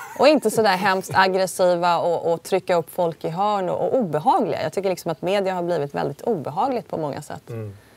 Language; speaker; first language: Swedish; early bilingual, other home language; Polish